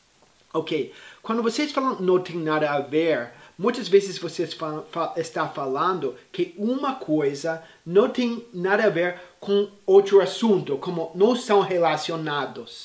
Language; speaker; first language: Portuguese; non-native, fluent; English